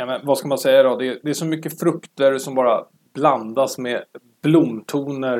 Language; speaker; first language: Swedish; native; Swedish